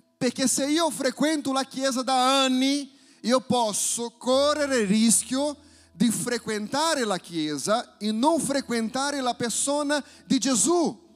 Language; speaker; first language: Italian; non-native, fluent; Portuguese